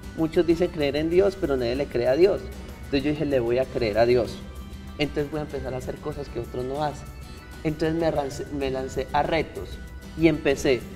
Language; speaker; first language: Spanish; native; Spanish